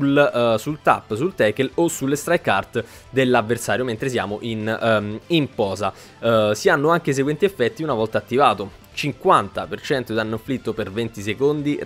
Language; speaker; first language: Italian; native; Italian